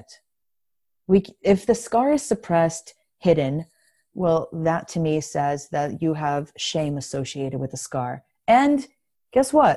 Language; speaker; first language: English; non-native, fluent; Greek